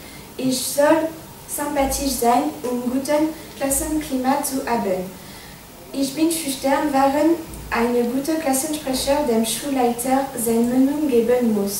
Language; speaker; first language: German; non-native, learner; French